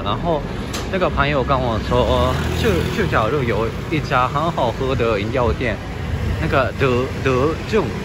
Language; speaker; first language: Chinese; non-native, fluent; Japanese